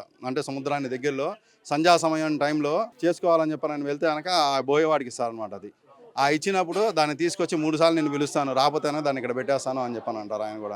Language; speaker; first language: Telugu; native; Telugu